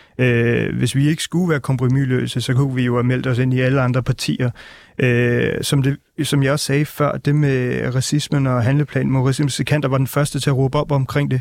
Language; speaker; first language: Danish; early bilingual, other home language; Punjabi